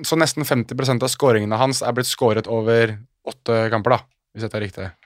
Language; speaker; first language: Norwegian; native; Norwegian